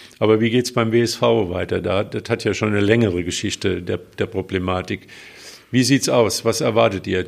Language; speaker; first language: German; native; German